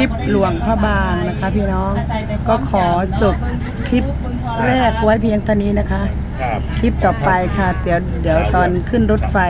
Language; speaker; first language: Thai; native; Thai